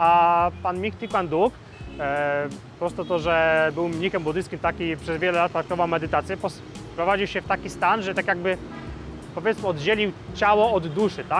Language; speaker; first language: Polish; native; Polish